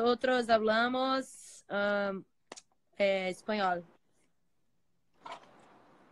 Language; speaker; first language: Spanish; non-native, learner; Portuguese